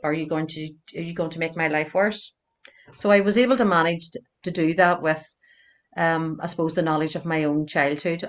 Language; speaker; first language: English; native; English